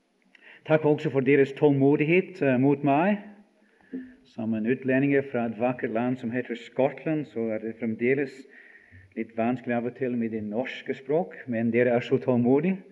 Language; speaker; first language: Norwegian; non-native, fluent; English